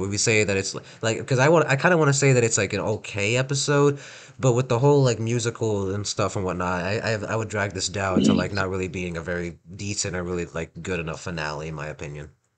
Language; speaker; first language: English; native; English